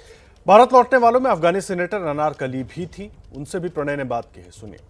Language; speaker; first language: Hindi; native; Hindi